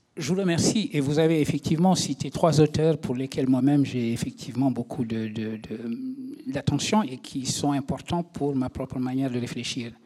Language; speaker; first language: French; non-native, local second language; Wolof